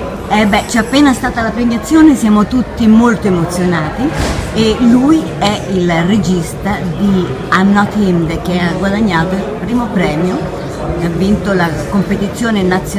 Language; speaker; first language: Italian; native; Italian